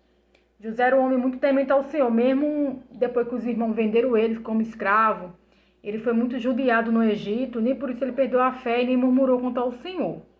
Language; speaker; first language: Portuguese; native; Portuguese